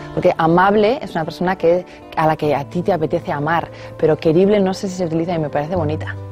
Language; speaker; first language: Spanish; non-native, local second language; Basque